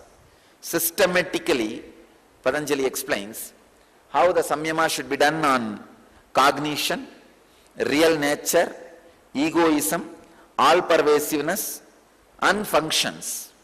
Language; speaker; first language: English; non-native, local second language; Tamil